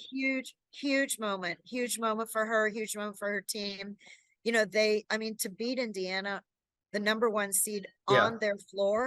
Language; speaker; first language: English; native; English